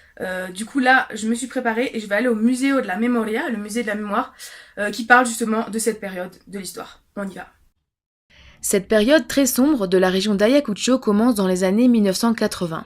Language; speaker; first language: French; native; French